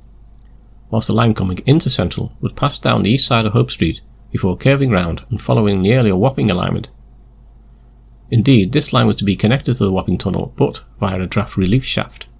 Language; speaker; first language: English; native; English